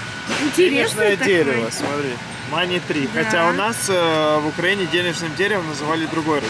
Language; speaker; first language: Russian; native; Russian